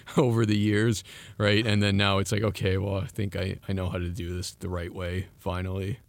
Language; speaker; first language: English; non-native, fluent; French